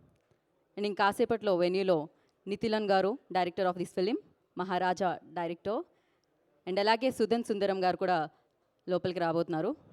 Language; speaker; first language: Telugu; native; Telugu